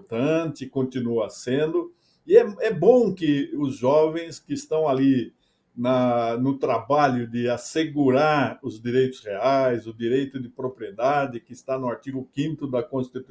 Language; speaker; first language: Portuguese; native; Portuguese